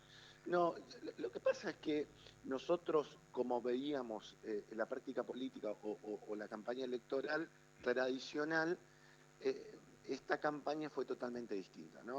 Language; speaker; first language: Spanish; native; Spanish